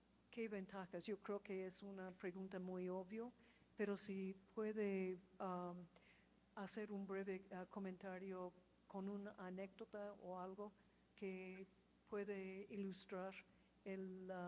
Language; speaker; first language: Spanish; non-native, fluent; English